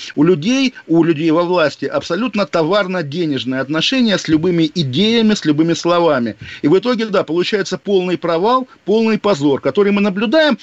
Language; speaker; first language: Russian; native; Russian